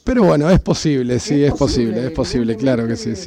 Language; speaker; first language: Spanish; native; Spanish